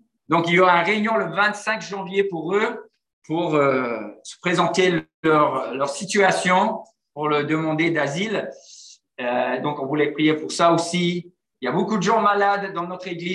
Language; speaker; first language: French; non-native, learner; English